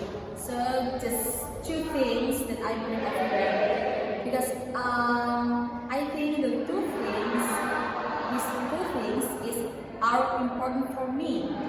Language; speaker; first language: English; non-native, learner; Indonesian